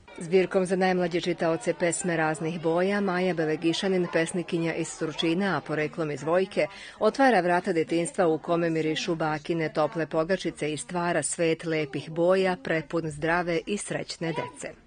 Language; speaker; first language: Serbian; native; Serbian